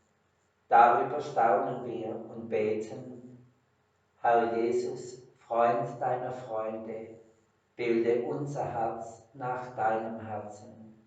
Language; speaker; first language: German; native; German